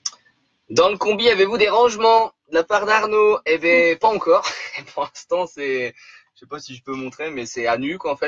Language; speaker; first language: French; native; French